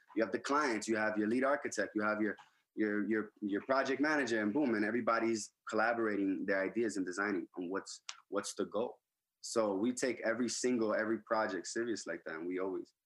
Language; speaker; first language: English; early bilingual, other home language; Spanish